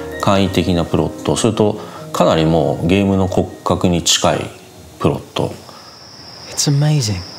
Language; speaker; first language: Japanese; native; Japanese